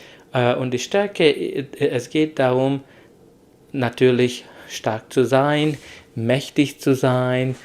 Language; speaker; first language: German; non-native, learner; Hungarian